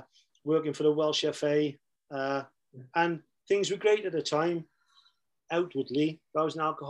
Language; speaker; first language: English; native; English